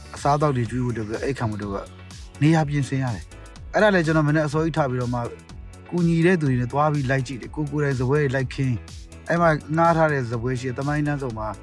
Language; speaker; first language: Burmese; native; Burmese